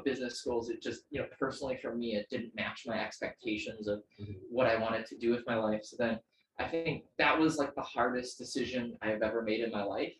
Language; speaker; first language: English; native; English